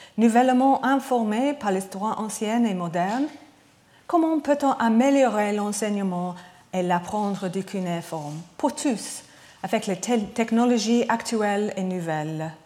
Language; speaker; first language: French; non-native, learner; English